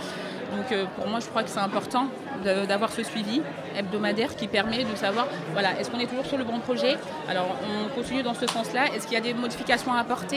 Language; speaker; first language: French; native; French